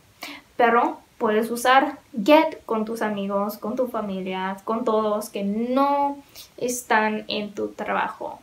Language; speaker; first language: Spanish; non-native, learner; English